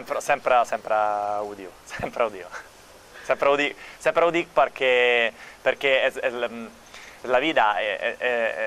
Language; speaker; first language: Catalan; non-native, fluent; Italian